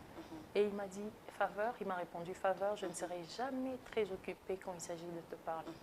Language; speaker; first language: French; non-native, local second language; Lingala